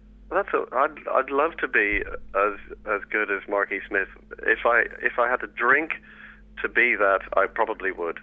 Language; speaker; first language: English; native; English